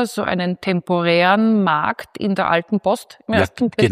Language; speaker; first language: German; native; German